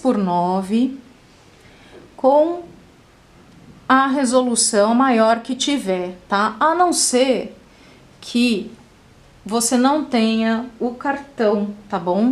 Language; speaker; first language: Portuguese; native; Portuguese